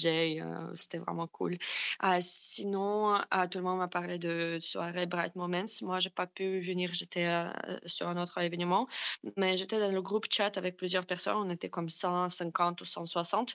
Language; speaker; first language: French; non-native, fluent; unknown